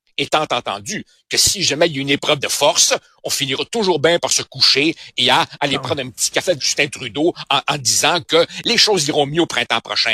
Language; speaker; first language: French; early bilingual, other home language; Spanish